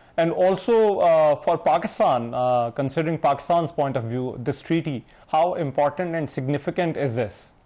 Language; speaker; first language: English; non-native, local second language; Urdu